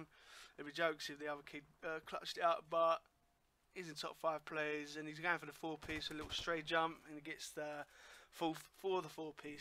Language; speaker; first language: English; native; English